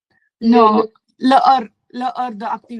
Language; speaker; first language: French; non-native, learner; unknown